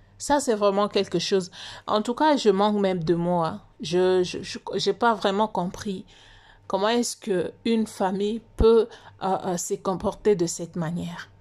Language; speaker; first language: French; non-native, local second language; Lingala